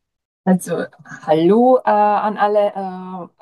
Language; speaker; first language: German; non-native, fluent; Czech